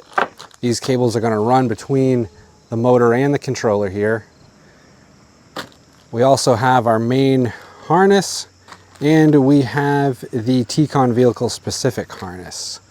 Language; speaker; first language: English; native; English